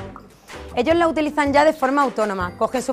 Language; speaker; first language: Spanish; native; Spanish